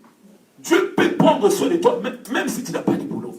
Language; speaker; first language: French; non-native, local second language; Lingala